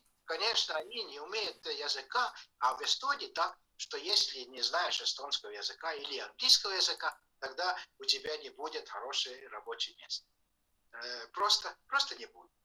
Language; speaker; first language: Russian; non-native, fluent; Estonian